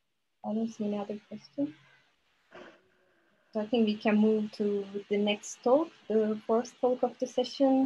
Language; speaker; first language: English; non-native, fluent; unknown